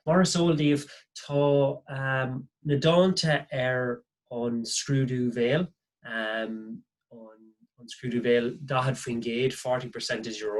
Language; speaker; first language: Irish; non-native, local second language; English